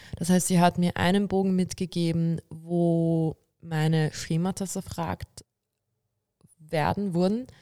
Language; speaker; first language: German; early bilingual, other home language; Bulgarian